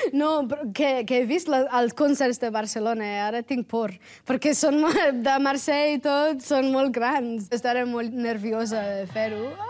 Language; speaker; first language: Catalan; non-native, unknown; English